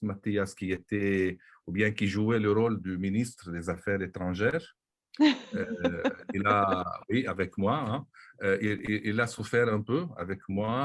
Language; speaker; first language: French; non-native, local second language; Arabic